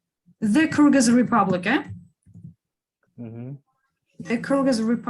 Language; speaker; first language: English; non-native, fluent; Kyrgyz